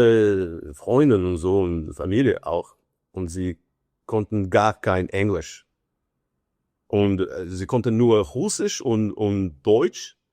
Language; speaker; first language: German; non-native, fluent; Portuguese